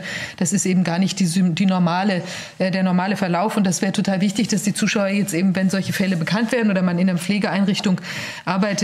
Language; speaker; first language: German; native; German